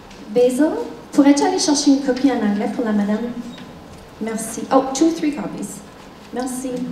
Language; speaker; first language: French; native; French